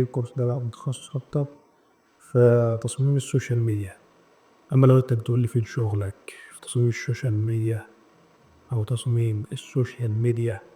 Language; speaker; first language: Arabic; native; Arabic